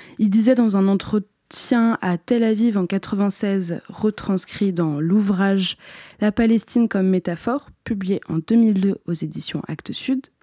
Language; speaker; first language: French; native; French